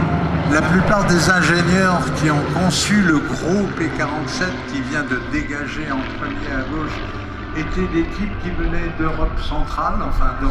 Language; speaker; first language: French; native; French